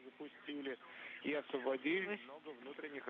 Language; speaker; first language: Russian; native; Russian